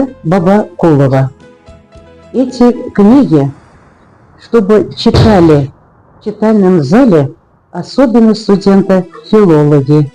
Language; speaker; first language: Russian; non-native, local second language; Uzbek